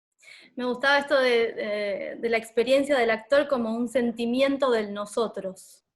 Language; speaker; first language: Spanish; native; Spanish